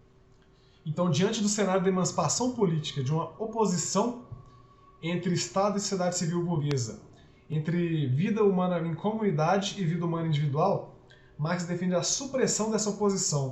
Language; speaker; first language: Portuguese; native; Portuguese